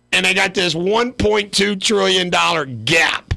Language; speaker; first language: English; native; English